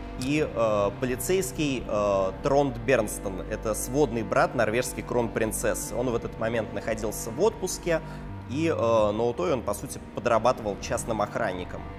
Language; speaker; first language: Russian; native; Russian